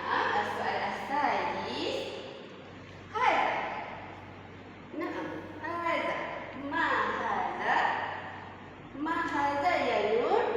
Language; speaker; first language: Arabic; non-native, learner; Malay